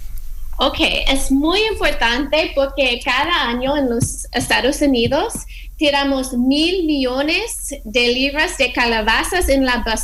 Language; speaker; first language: Spanish; non-native, fluent; English